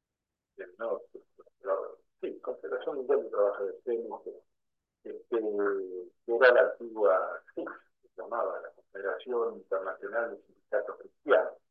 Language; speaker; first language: Spanish; native; Spanish